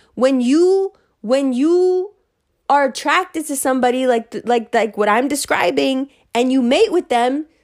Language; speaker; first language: English; early bilingual, other home language; Hindi